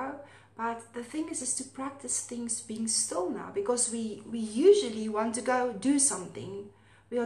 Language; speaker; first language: English; non-native, local second language; Afrikaans